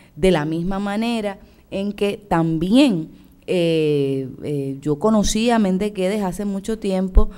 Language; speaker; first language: Spanish; native; Spanish